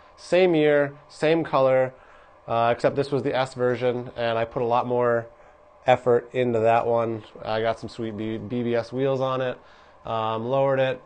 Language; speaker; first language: English; native; English